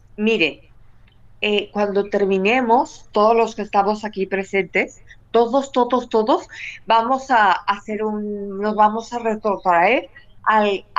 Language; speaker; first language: Spanish; native; Spanish